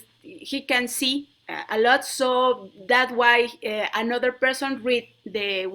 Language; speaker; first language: English; non-native, learner; Spanish